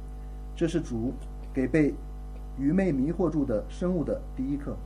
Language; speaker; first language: Chinese; native; Chinese